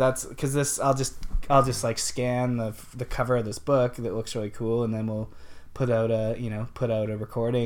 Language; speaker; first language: English; native; English